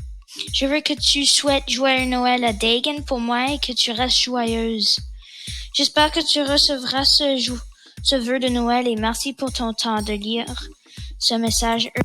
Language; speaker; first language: French; non-native, local second language; English